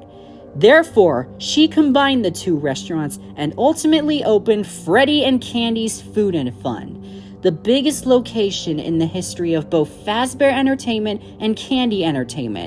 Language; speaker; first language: English; native; English